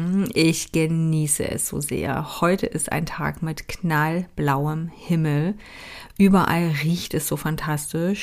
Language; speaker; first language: German; native; German